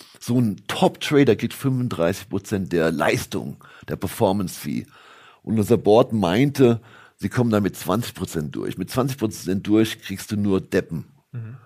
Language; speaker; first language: German; native; German